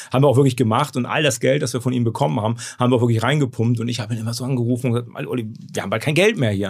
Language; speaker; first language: German; native; German